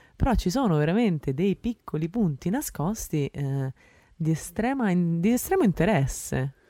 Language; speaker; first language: Italian; native; Italian